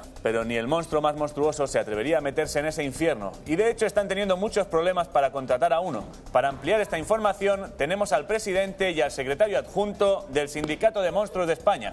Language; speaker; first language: Spanish; native; Spanish